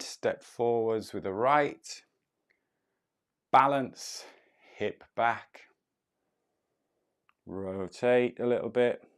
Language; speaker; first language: English; native; English